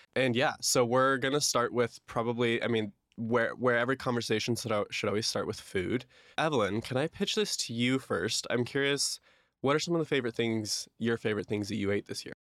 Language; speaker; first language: English; native; English